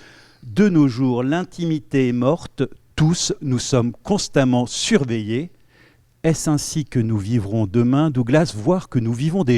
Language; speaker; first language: French; native; French